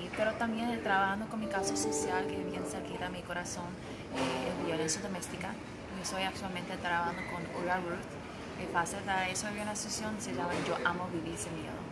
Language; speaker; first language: Spanish; early bilingual, heritage; English